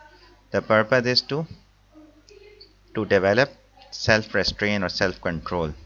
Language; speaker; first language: English; non-native, local second language; Urdu